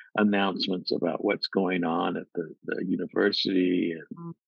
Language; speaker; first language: English; native; English